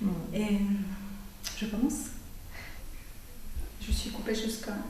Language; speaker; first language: French; non-native, fluent; Turkish